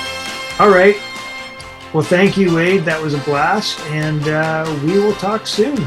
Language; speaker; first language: English; native; English